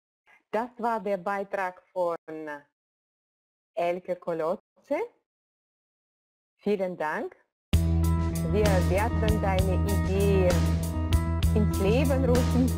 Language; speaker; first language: German; non-native, fluent; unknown